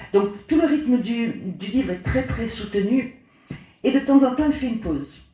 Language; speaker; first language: French; native; French